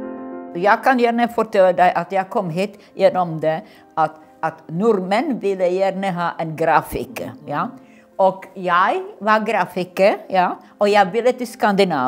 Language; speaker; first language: Norwegian; non-native, fluent; Czech